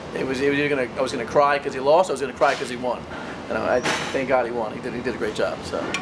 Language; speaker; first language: English; native; English